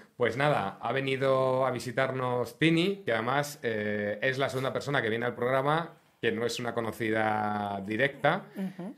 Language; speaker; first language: Spanish; native; Spanish